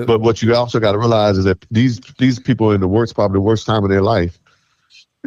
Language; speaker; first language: English; native; English